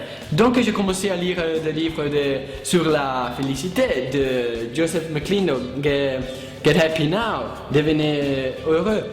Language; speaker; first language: French; non-native, learner; Italian